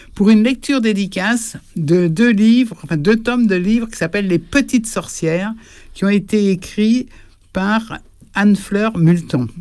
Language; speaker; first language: French; native; French